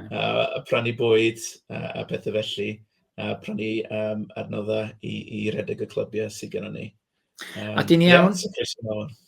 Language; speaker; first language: Welsh; non-native, fluent; English